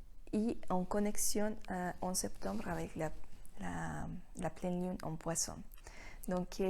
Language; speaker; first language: French; non-native, fluent; Spanish